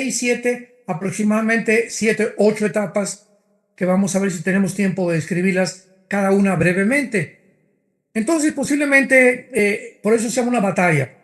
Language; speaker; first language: Spanish; native; Spanish